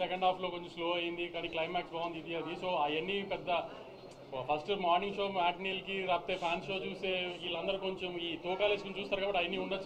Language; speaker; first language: Telugu; native; Telugu